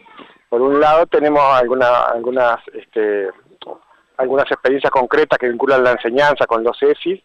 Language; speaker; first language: Spanish; native; Spanish